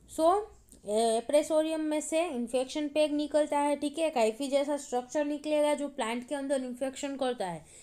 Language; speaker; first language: Hindi; non-native, local second language; Gujarati